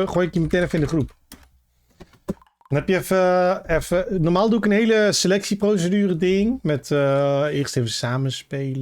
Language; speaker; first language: Dutch; native; Dutch